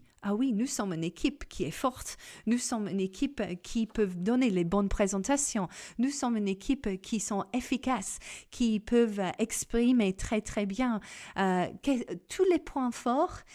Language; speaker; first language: French; non-native, fluent; English